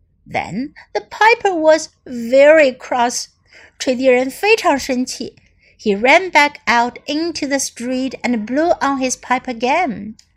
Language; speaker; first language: English; non-native, fluent; Chinese